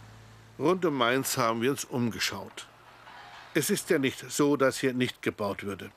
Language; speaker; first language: German; native; German